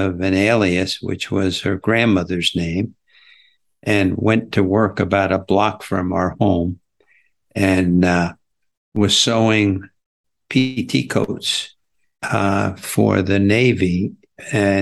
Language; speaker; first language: English; native; English